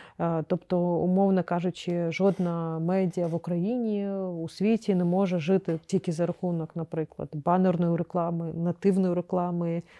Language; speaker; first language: Ukrainian; non-native, local second language; Crimean Tatar